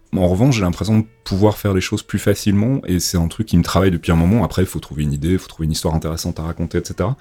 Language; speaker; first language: French; native; French